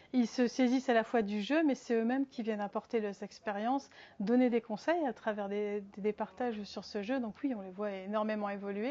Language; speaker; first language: French; native; French